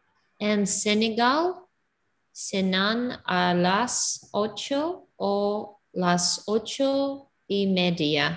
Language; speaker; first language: Spanish; non-native, learner; Russian